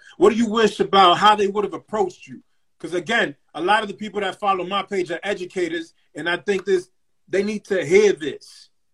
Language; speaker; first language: English; early bilingual, other home language; Spanish